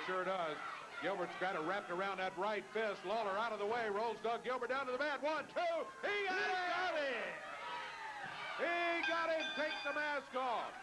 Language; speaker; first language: English; native; English